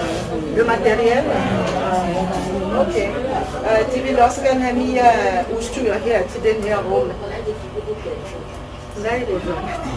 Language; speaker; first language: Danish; non-native, fluent; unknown